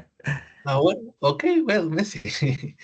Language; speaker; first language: English; non-native, learner; Spanish